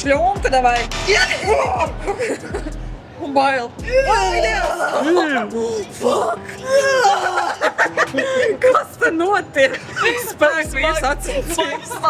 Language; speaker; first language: Latvian; native; Latvian